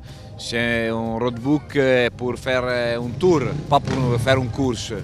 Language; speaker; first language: French; non-native, fluent; Italian